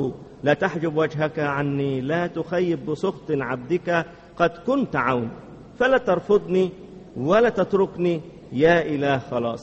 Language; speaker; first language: Arabic; native; Arabic